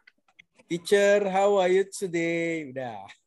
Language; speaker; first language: English; non-native, learner; Indonesian